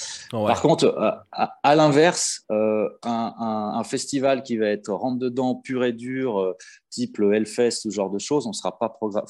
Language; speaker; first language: French; native; French